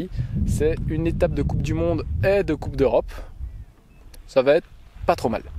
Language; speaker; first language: French; native; French